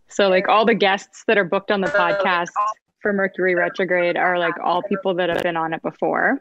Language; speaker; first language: English; native; English